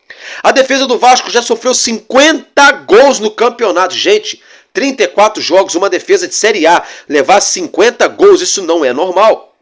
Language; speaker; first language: Portuguese; native; Portuguese